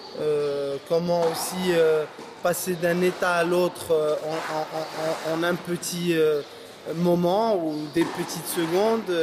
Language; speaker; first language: French; non-native, local second language; Arabic